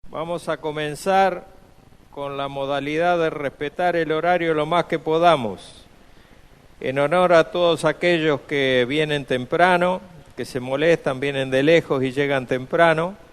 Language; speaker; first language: Spanish; native; Spanish